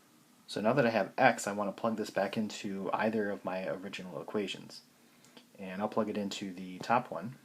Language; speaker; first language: English; native; English